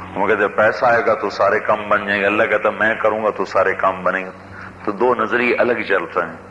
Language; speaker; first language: Urdu; non-native, local second language; Punjabi